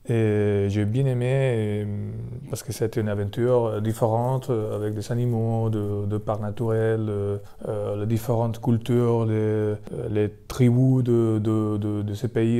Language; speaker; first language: French; non-native, fluent; Spanish